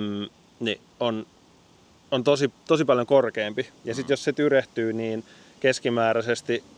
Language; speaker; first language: Finnish; native; Finnish